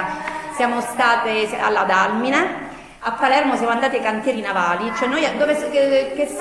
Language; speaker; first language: Italian; native; Italian